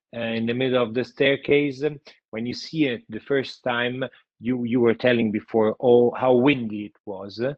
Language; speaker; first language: English; non-native, fluent; Italian